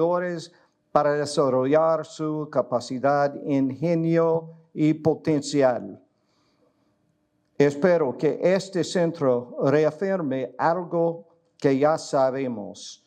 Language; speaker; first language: Spanish; non-native, learner; English